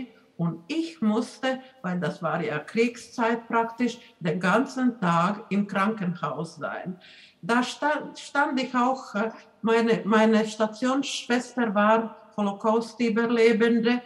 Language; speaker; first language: German; non-native, fluent; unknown